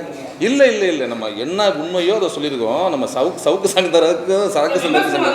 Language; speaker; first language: Tamil; native; Tamil